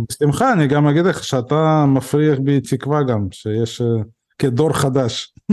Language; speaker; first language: Hebrew; early bilingual, other home language; Russian